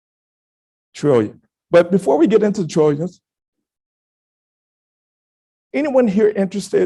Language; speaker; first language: English; native; English